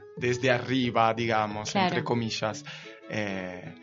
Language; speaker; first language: Spanish; non-native, fluent; Italian